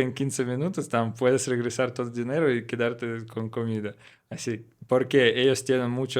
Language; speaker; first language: Spanish; non-native, learner; Russian